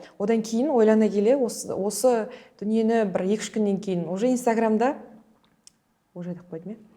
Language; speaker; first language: Kazakh; early bilingual, heritage; Kazakh